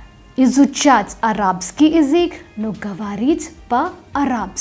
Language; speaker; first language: Russian; non-native, fluent; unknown